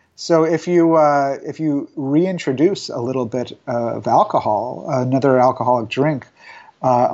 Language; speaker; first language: English; native; English